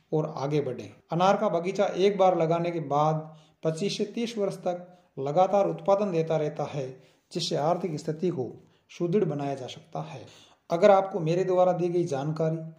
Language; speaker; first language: Hindi; native; Hindi